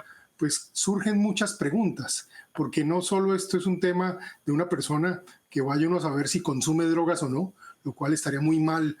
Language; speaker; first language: Spanish; native; Spanish